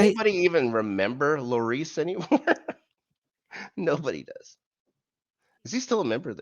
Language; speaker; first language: English; native; English